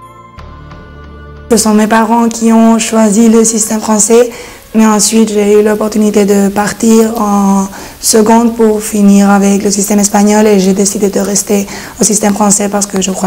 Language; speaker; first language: French; non-native, fluent; Spanish